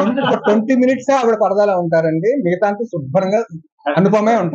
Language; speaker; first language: Telugu; native; Telugu